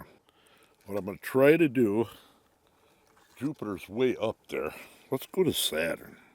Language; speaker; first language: English; native; English